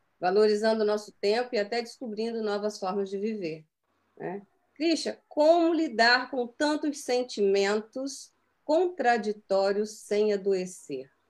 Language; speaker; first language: Portuguese; native; Portuguese